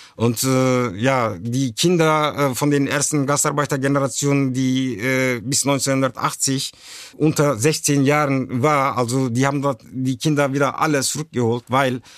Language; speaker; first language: German; early bilingual, other home language; Turkish